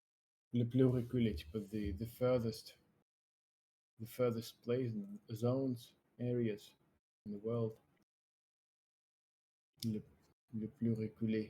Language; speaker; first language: French; non-native, learner; Russian